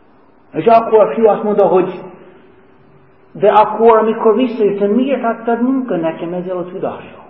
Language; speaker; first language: Hungarian; non-native, fluent; English